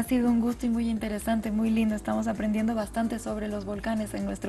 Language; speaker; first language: Spanish; native; Spanish